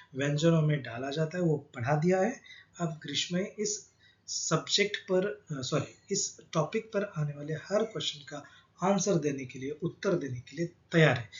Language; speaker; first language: Hindi; non-native, local second language; Marathi